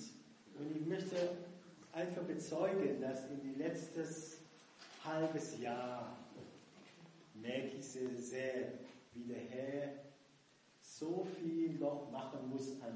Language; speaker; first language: German; non-native, fluent; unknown